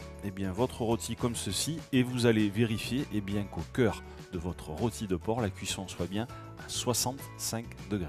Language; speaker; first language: French; native; French